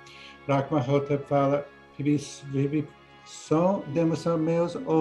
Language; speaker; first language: Portuguese; non-native, learner; English